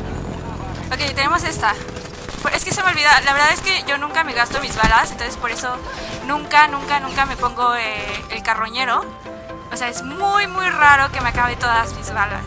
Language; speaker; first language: Spanish; native; Spanish